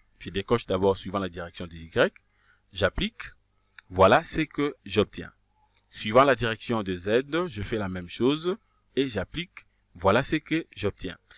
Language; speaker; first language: French; non-native, local second language; Kongo